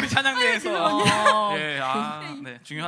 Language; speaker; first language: Korean; native; Korean